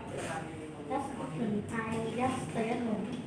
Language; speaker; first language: English; non-native, learner; Vietnamese